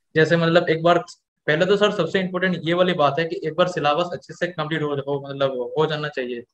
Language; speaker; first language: Hindi; non-native, local second language; Odia